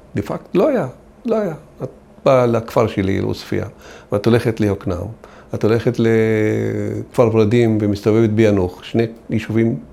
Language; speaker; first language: Hebrew; non-native, local second language; Arabic